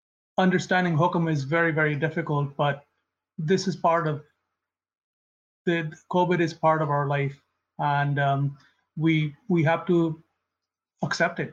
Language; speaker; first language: English; non-native, local second language; Punjabi